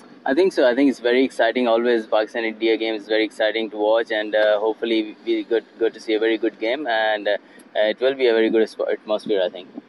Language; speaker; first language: English; non-native, local second language; Hindi